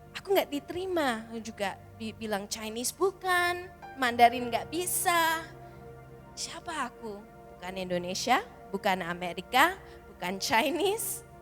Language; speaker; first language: Indonesian; early bilingual, heritage; Indonesian